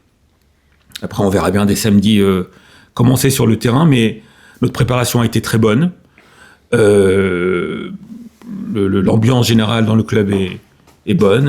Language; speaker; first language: French; native; French